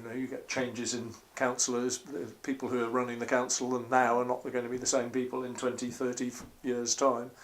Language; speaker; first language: English; native; English